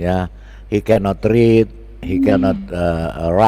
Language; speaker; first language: English; non-native, learner; Indonesian